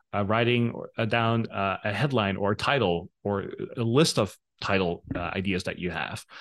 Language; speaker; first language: English; non-native, fluent; Dutch